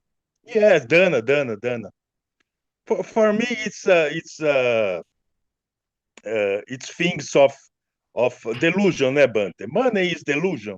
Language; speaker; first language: English; non-native, learner; Portuguese